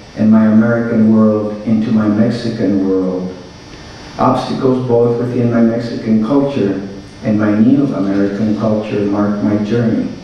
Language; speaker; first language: English; early bilingual, other home language; Spanish